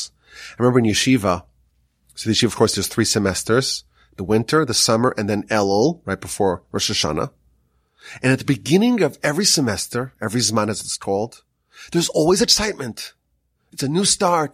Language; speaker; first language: English; native; English